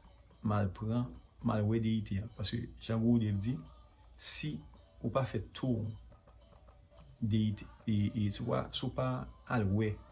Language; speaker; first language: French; non-native, local second language; Haitian Creole